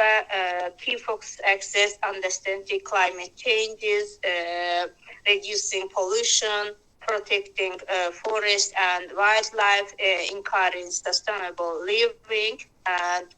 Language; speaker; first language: English; non-native, learner; Azerbaijani